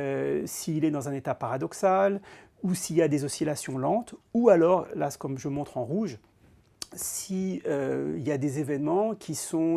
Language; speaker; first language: French; native; French